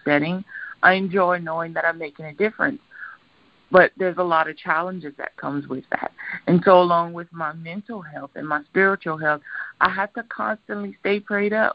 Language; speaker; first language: English; native; English